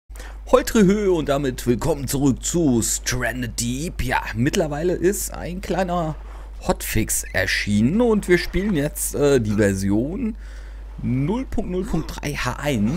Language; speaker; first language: German; native; German